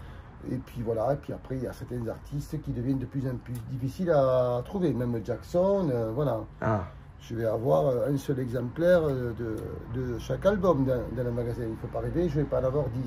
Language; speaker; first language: French; native; French